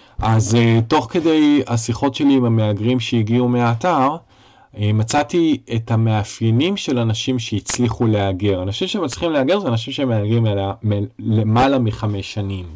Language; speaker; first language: Hebrew; native; Hebrew